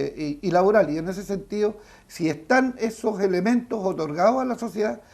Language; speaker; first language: Spanish; native; Spanish